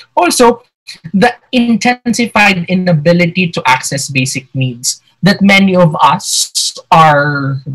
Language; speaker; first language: English; non-native, local second language; Hiligaynon